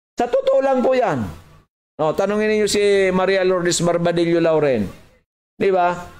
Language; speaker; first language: Filipino; non-native, local second language; Bikol